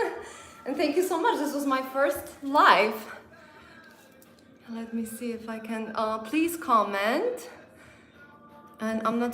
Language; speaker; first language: English; non-native, fluent; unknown